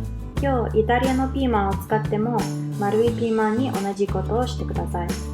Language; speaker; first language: Japanese; non-native, learner; Bulgarian